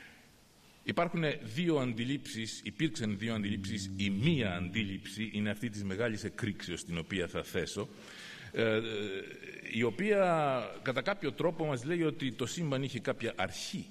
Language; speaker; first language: Greek; native; Greek